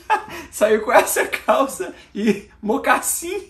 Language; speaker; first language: Portuguese; native; Portuguese